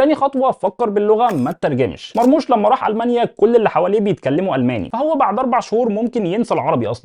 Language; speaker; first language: Arabic; native; Arabic